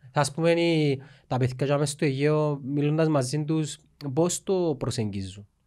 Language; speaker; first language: Greek; native; Greek